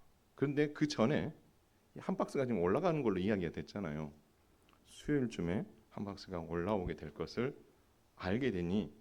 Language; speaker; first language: Korean; native; Korean